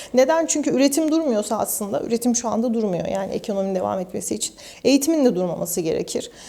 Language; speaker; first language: Turkish; native; Turkish